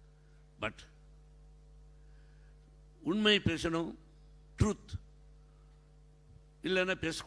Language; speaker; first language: Tamil; non-native, learner; Telugu